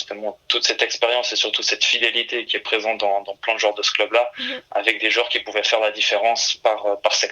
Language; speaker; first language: French; early bilingual, other home language; Portuguese